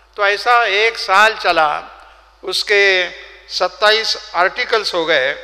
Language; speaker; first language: Hindi; non-native, local second language; Marathi